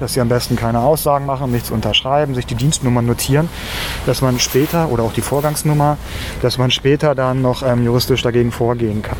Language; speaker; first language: German; native; German